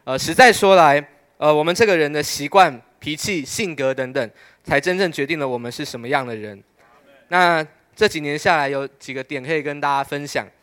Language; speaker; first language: Chinese; native; Chinese